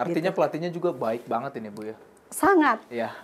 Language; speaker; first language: Indonesian; native; Indonesian